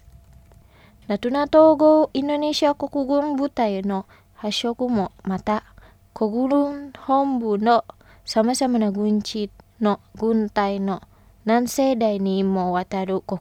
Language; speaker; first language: Japanese; non-native, fluent; Indonesian